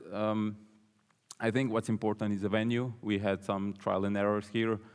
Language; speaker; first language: English; non-native, fluent; Slovenian